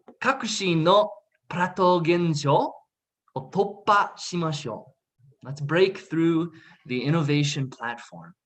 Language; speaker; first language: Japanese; non-native, learner; English